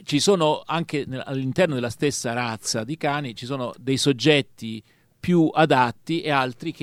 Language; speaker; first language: Italian; native; Italian